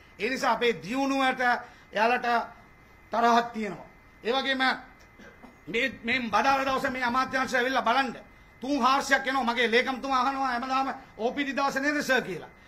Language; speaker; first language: Sinhala; non-native, local second language; Tamil